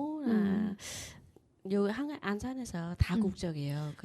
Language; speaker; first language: Korean; non-native, learner; Vietnamese